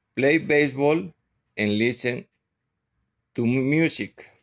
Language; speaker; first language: English; non-native, learner; Spanish